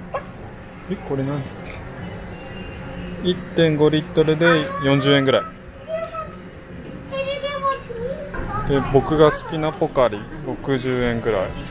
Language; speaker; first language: Japanese; native; Japanese